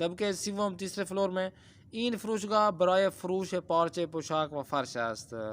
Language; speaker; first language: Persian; non-native, fluent; Urdu